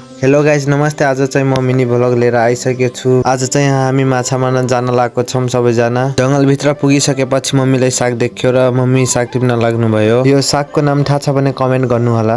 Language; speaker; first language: Nepali; non-native, local second language; Rana Tharu